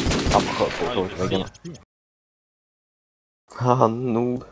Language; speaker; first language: Swedish; native; Swedish